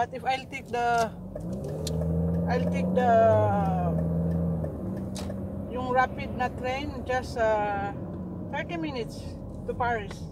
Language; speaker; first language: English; non-native, local second language; Filipino